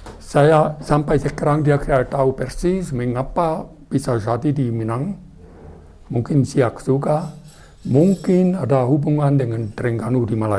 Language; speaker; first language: Indonesian; non-native, fluent; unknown